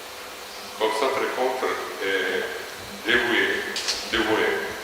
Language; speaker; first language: French; non-native, fluent; Croatian